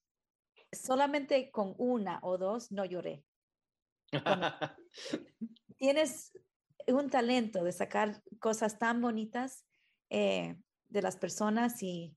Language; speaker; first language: Spanish; early bilingual, heritage; Spanish